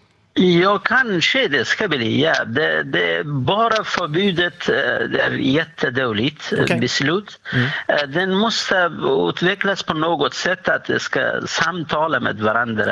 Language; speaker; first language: Swedish; non-native, fluent; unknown